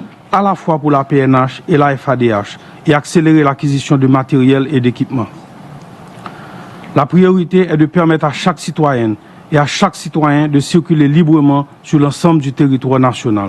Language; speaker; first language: French; non-native, local second language; Haitian Creole